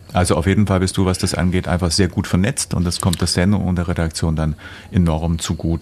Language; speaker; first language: German; native; German